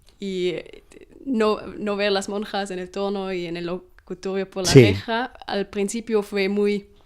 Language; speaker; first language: Spanish; non-native, fluent; German